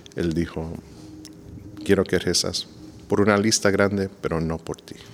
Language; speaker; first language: Spanish; non-native, fluent; English